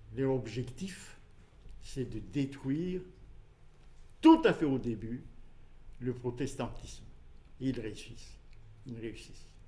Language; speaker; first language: French; non-native, local second language; Malagasy